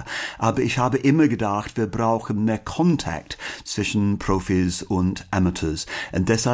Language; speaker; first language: German; non-native, fluent; English